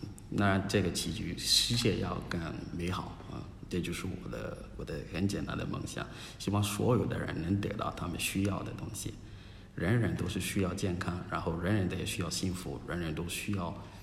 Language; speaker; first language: Chinese; non-native, fluent; Akan